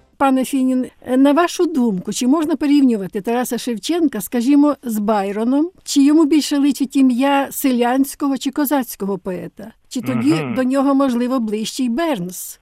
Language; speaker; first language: Ukrainian; native; Ukrainian